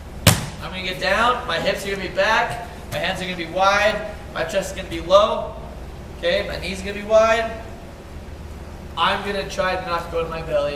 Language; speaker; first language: English; native; English